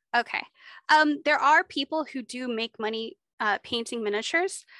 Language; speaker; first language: English; native; English